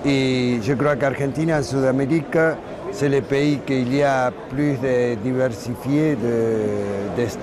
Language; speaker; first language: French; non-native, learner; Spanish